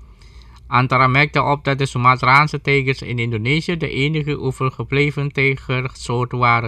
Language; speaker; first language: Dutch; non-native, fluent; Indonesian